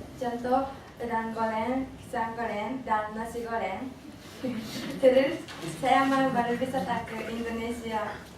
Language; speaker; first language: Indonesian; non-native, learner; Japanese